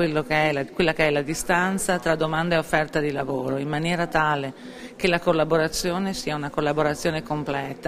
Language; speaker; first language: Italian; native; Italian